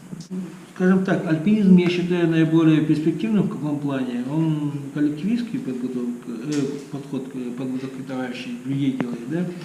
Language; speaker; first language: Russian; native; Russian